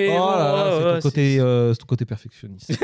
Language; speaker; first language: French; native; French